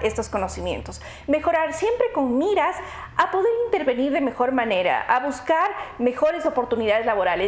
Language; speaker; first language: Spanish; native; Spanish